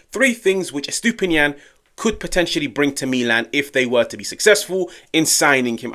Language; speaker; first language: English; native; English